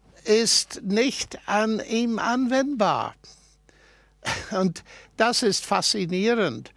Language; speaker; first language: German; non-native, fluent; English